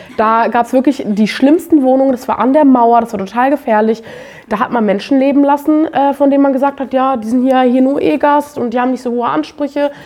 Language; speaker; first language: German; native; German